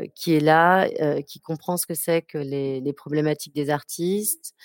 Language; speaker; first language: French; native; French